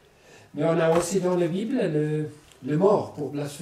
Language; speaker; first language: French; non-native, learner; German